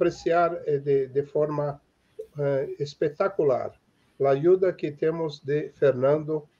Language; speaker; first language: Spanish; non-native, fluent; Portuguese